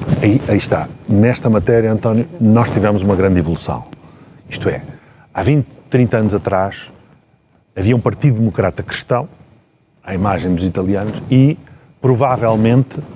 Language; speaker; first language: Portuguese; native; Portuguese